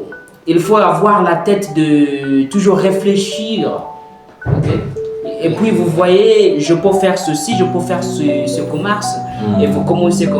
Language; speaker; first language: French; non-native, learner; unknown